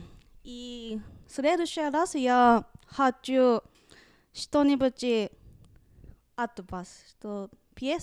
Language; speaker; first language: Russian; non-native, learner; Japanese